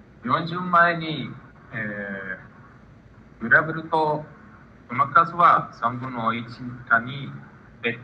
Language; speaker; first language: Japanese; non-native, learner; Spanish